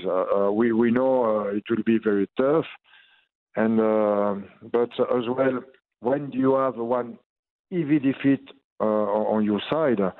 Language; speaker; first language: English; non-native, learner; French